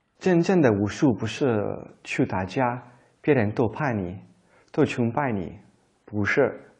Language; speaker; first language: Chinese; non-native, fluent; Italian